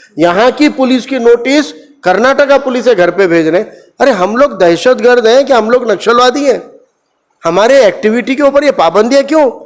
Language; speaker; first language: Hindi; non-native, local second language; Urdu